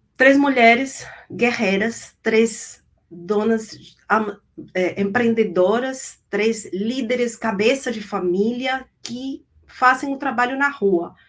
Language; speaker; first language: Portuguese; non-native, fluent; Spanish